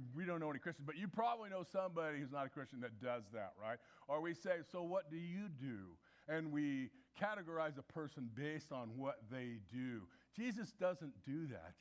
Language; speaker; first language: English; native; English